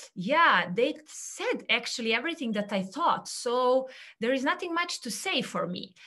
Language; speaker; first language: English; non-native, fluent; Serbian